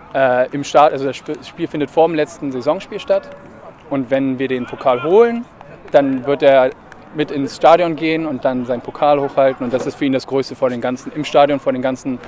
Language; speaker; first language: German; native; German